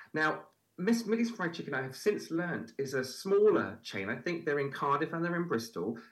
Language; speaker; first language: English; native; English